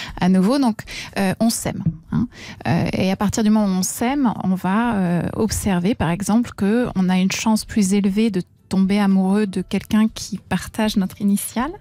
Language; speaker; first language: French; native; French